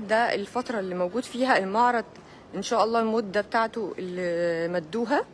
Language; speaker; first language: Arabic; native; Arabic